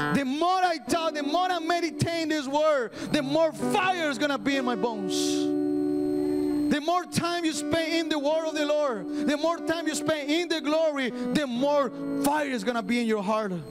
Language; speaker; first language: English; non-native, fluent; Spanish